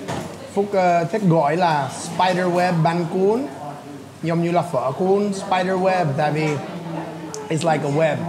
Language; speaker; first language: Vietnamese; non-native, fluent; English